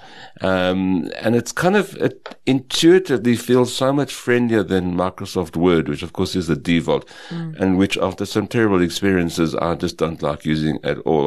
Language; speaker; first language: English; native; English